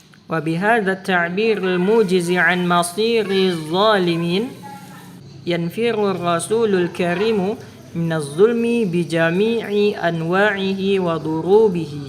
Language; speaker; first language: Arabic; non-native, fluent; Indonesian